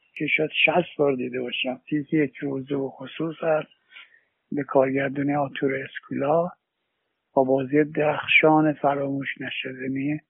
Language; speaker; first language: Persian; native; Persian